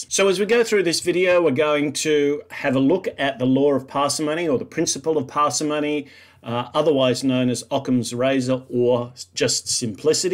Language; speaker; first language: English; native; English